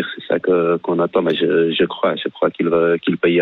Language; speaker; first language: French; non-native, fluent; Portuguese